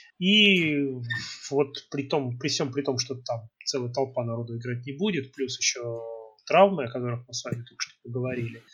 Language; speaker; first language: Russian; native; Russian